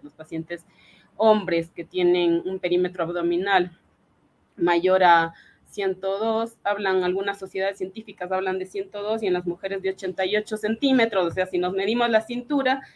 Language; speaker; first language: Spanish; native; Spanish